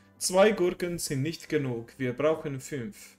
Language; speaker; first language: German; non-native, learner; English